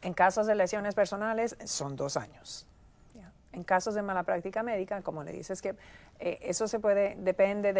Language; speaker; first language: Spanish; native; Spanish